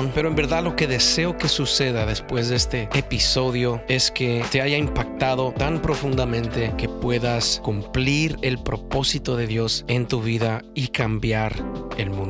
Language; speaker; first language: Spanish; native; Spanish